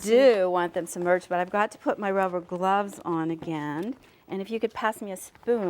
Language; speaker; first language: English; native; English